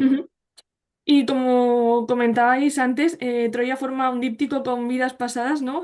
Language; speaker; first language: Spanish; native; Spanish